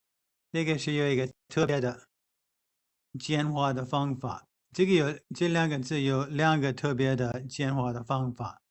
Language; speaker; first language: Chinese; non-native, fluent; English